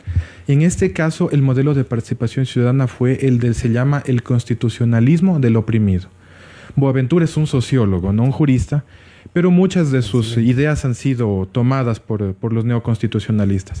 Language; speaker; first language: Spanish; native; Spanish